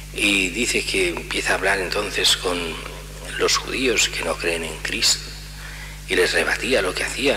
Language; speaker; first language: Spanish; native; Spanish